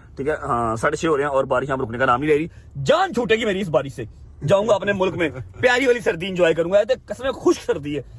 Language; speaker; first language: Urdu; non-native, local second language; Punjabi